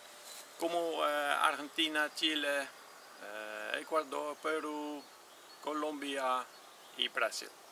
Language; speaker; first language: Spanish; non-native, learner; Dutch